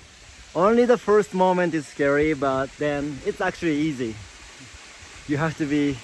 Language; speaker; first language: English; non-native, learner; Japanese